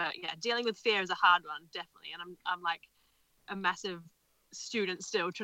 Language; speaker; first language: English; native; English